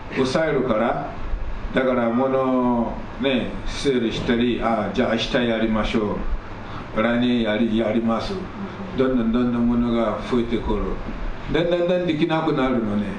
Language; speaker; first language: Japanese; non-native, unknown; Akan